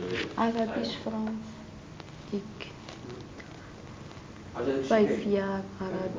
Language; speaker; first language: Dutch; non-native, learner; Arabic